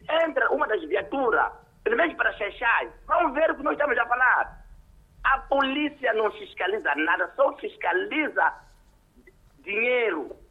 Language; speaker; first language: Portuguese; non-native, local second language; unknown